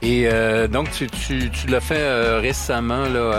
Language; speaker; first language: French; native; French